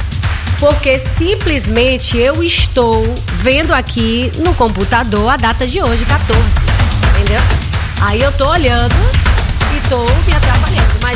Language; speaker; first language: Portuguese; native; Portuguese